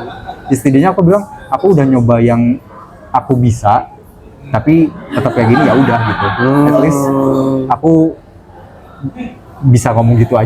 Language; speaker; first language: Indonesian; native; Indonesian